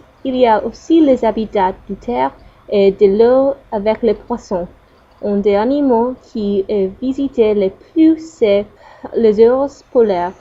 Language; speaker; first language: French; non-native, learner; English